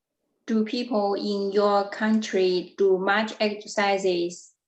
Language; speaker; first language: English; non-native, learner; Chinese